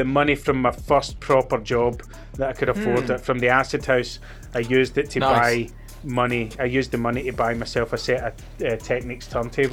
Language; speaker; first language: English; native; English